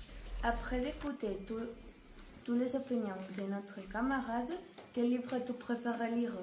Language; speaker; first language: French; non-native, learner; Catalan